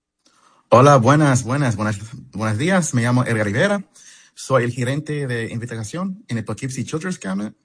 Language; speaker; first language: Spanish; early bilingual, heritage; Spanish